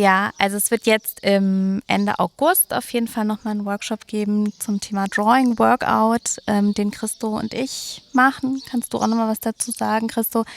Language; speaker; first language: German; native; German